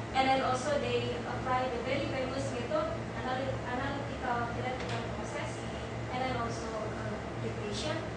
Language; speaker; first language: English; non-native, fluent; Indonesian